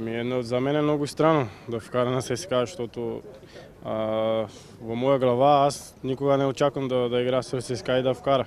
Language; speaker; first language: Bulgarian; non-native, learner; Portuguese